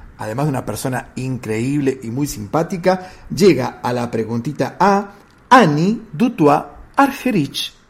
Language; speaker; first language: Spanish; native; Spanish